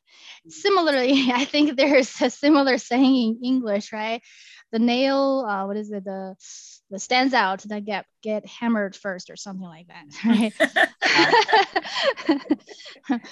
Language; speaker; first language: English; non-native, fluent; Chinese